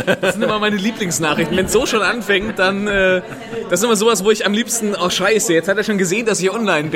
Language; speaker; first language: German; native; German